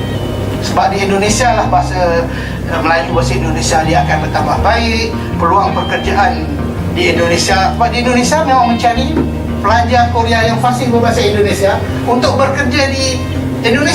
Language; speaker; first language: Malay; native; Malay